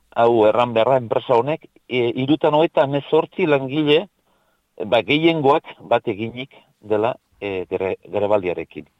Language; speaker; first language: Basque; native; Basque